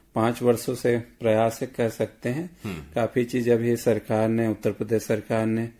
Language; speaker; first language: Hindi; native; Hindi